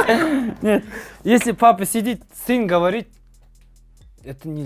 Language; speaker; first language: Russian; non-native, learner; Kazakh